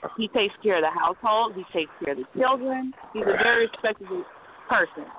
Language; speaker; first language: English; native; English